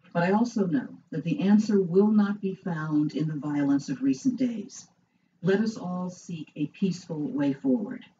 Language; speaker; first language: English; native; English